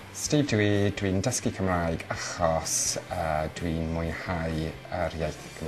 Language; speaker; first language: Welsh; non-native, local second language; English